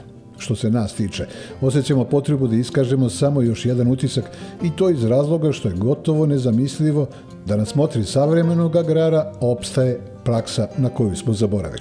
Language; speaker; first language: Serbian; native; Serbian